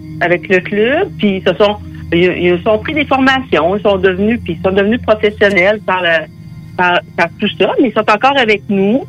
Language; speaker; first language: French; native; French